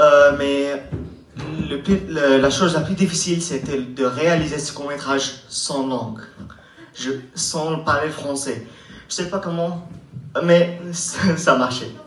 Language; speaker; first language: French; non-native, learner; Arabic